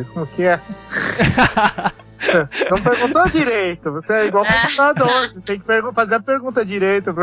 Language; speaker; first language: Portuguese; native; Portuguese